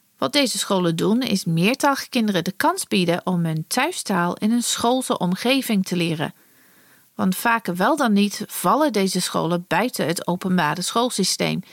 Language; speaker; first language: Dutch; non-native, fluent; English